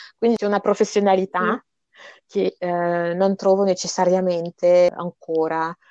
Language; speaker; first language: Italian; early bilingual, other home language; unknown